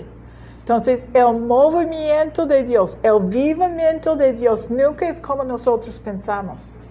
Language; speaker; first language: Spanish; non-native, learner; English